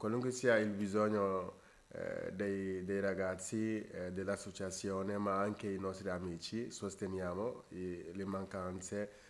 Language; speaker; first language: Italian; non-native, fluent; Bambara